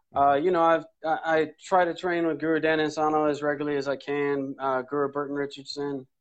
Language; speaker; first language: English; native; English